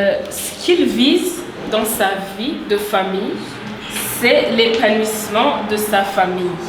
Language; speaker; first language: French; non-native, local second language; Rundi